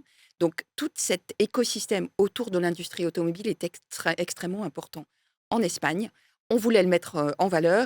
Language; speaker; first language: French; native; French